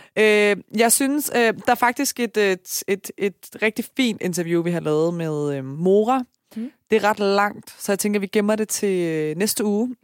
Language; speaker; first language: Danish; native; Danish